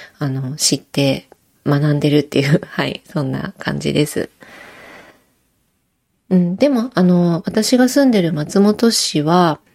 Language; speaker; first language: Japanese; native; Japanese